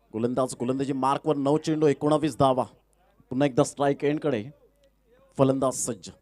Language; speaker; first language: Marathi; native; Marathi